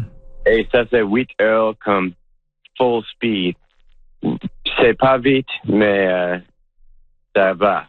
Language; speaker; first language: French; non-native, local second language; English